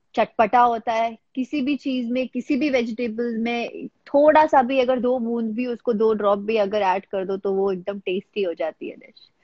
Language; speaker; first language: Hindi; native; Hindi